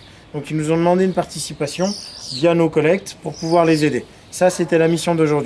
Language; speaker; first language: French; native; French